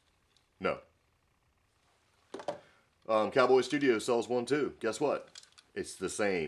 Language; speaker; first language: English; native; English